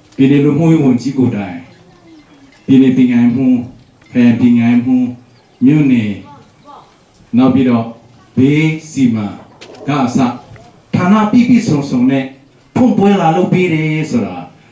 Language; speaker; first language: Burmese; non-native, local second language; Tedim Chin